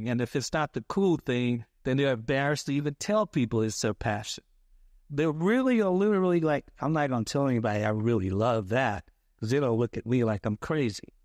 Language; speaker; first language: English; native; English